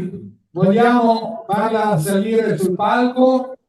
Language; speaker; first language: Italian; native; Italian